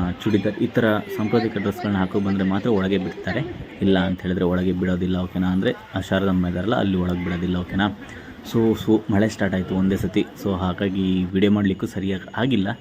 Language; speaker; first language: Kannada; native; Kannada